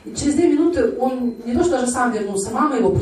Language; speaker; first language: Russian; native; Russian